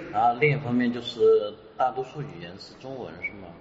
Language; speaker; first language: Chinese; native; Chinese